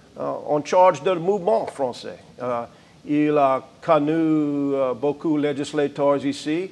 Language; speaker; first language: French; non-native, learner; English